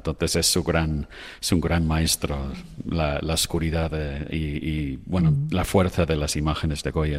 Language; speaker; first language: Spanish; non-native, fluent; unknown